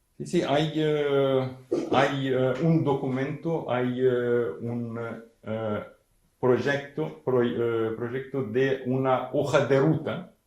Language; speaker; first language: Spanish; non-native, fluent; Ukrainian